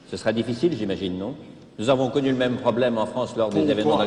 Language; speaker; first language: French; native; French